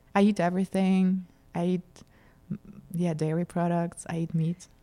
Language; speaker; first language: English; non-native, fluent; Russian